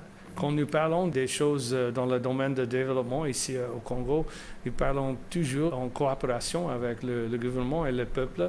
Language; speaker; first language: French; non-native, fluent; English